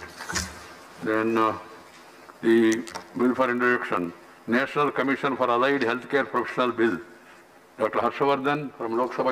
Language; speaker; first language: English; non-native, local second language; Hindi